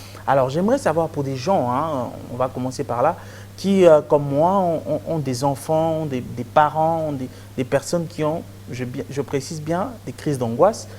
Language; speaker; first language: French; non-native, local second language; Lingala